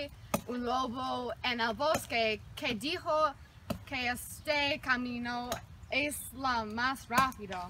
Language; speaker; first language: Spanish; non-native, learner; English